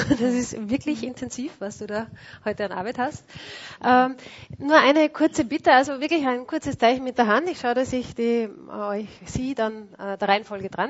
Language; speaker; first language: German; native; German